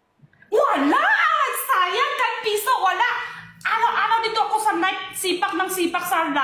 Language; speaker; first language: Filipino; non-native, learner; Chinese